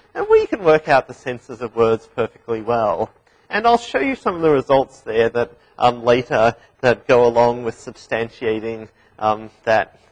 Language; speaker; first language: English; native; English